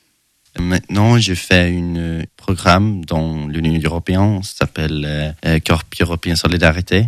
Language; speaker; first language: French; non-native, learner; Swedish